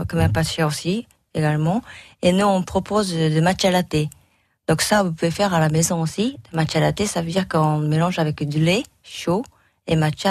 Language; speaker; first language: French; non-native, learner; Japanese